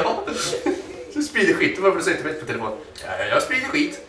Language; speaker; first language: Swedish; native; Swedish